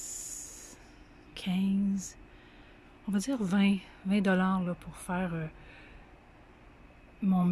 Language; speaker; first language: French; native; French